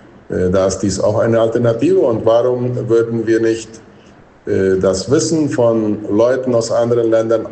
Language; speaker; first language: German; non-native, local second language; Plautdietsch